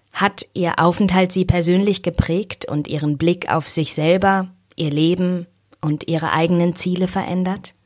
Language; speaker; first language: German; native; German